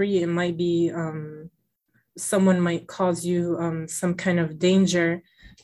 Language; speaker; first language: English; native; English